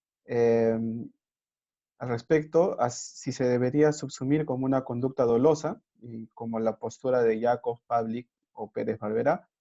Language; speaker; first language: Spanish; native; Spanish